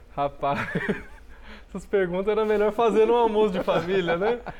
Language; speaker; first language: Portuguese; native; Portuguese